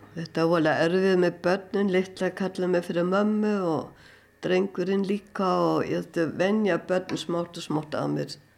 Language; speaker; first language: Icelandic; non-native, fluent; German